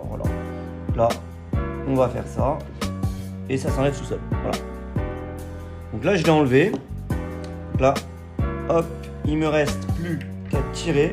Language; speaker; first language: French; native; French